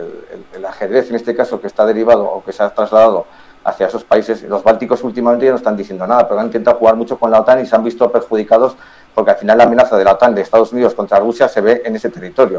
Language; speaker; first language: Spanish; native; Spanish